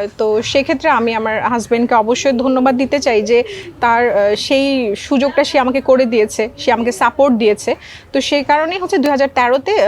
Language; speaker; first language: Bangla; non-native, local second language; Marma